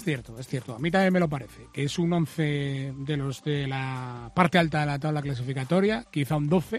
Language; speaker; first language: Spanish; native; Spanish